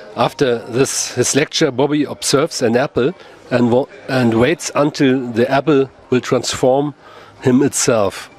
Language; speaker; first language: English; non-native, fluent; German